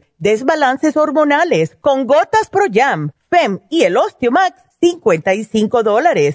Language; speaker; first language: Spanish; native; Spanish